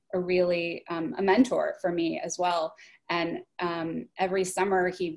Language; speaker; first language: English; native; English